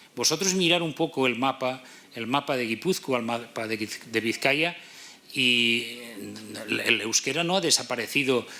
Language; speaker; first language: Spanish; non-native, local second language; Catalan